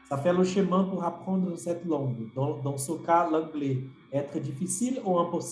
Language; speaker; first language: French; non-native, fluent; Portuguese